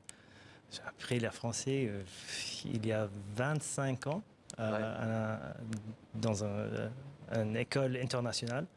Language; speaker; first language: French; non-native, fluent; Arabic